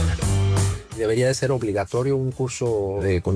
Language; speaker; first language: Spanish; native; Spanish